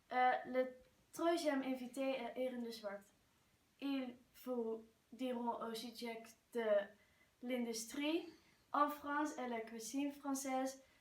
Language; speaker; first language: French; non-native, learner; Dutch